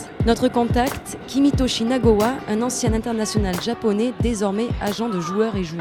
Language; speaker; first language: French; native; French